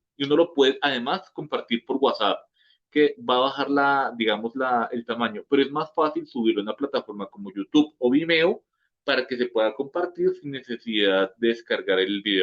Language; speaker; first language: Spanish; native; Spanish